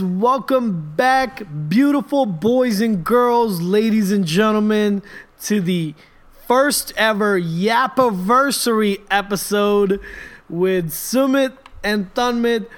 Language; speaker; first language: English; native; English